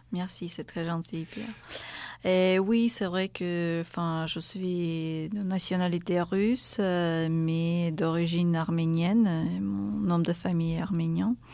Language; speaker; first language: French; non-native, fluent; Russian